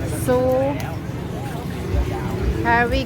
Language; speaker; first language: English; non-native, learner; Filipino